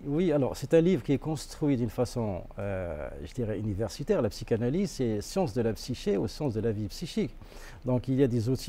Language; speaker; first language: French; non-native, local second language; Arabic